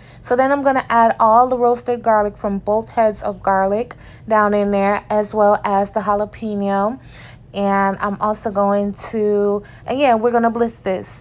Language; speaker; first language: English; native; English